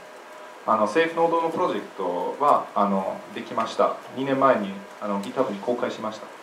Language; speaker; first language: Japanese; non-native, fluent; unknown